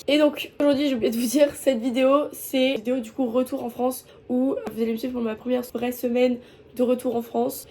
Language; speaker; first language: French; native; French